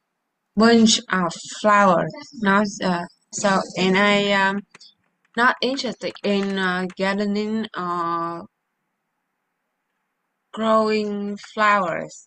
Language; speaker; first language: English; non-native, learner; Vietnamese